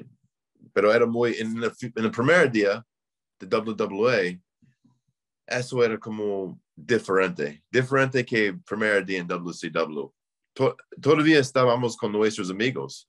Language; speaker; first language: Spanish; non-native, learner; English